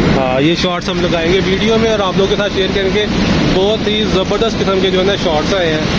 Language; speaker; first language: Urdu; non-native, local second language; Punjabi